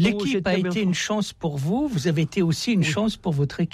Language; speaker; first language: French; native; French